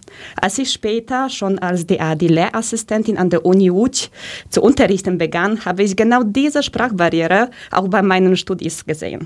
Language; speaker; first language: German; early bilingual, other home language; Polish